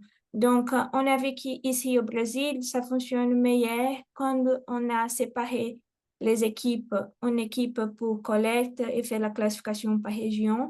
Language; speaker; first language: French; non-native, fluent; Portuguese